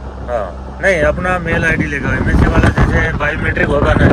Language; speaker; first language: Hindi; native; Hindi